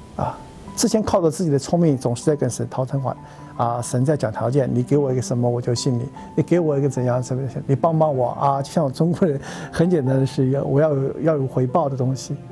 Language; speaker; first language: Chinese; native; Chinese